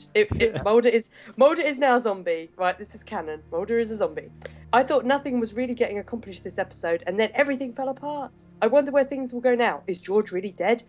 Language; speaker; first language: English; native; English